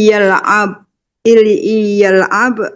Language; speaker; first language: Arabic; non-native, learner; Indonesian